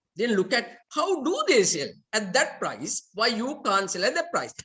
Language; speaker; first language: English; non-native, local second language; Sinhala